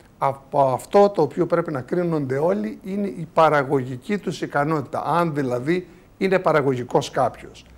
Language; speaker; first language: Greek; native; Greek